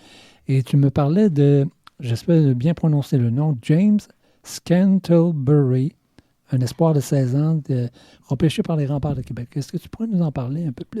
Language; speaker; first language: French; native; French